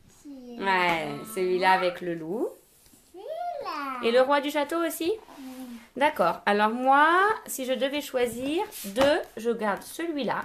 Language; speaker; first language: French; native; French